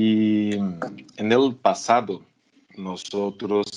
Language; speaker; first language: Spanish; non-native, fluent; Portuguese